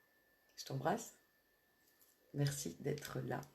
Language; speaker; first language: French; native; French